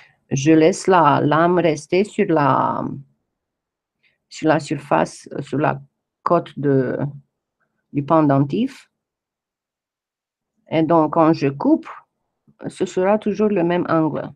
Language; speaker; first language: French; non-native, fluent; English